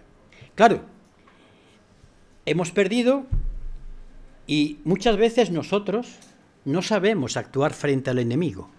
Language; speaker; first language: Spanish; native; Spanish